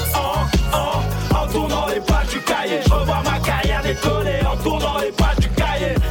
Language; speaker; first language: French; non-native, local second language; Lingala